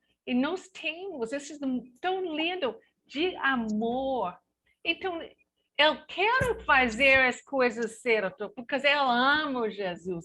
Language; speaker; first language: Portuguese; non-native, learner; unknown